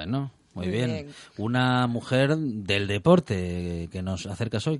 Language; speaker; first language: Spanish; native; Spanish